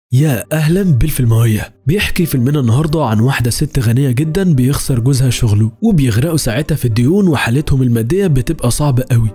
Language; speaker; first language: Arabic; native; Arabic